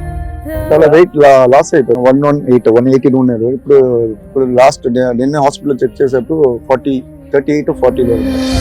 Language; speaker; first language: Telugu; non-native, local second language; Tamil